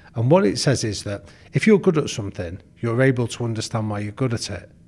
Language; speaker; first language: English; native; English